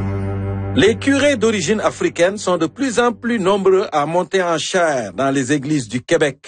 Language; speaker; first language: French; native; French